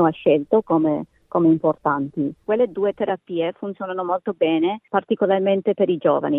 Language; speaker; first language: Italian; native; Italian